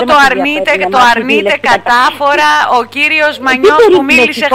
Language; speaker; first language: Greek; native; Greek